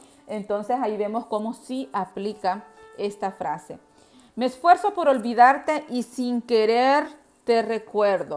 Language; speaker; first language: Spanish; native; Spanish